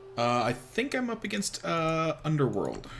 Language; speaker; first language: English; native; English